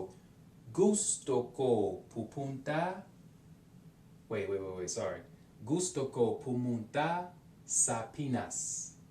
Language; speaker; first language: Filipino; non-native, learner; English